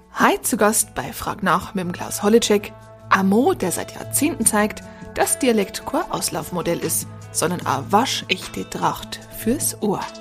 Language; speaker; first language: German; native; German